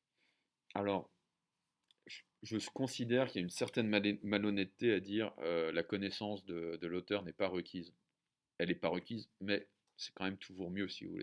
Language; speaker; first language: French; native; French